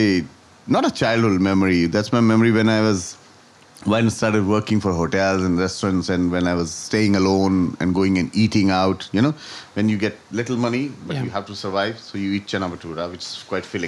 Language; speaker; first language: English; non-native, local second language; Hindi